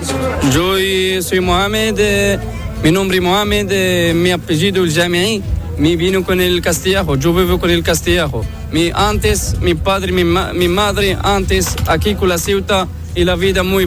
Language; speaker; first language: Spanish; non-native, learner; Arabic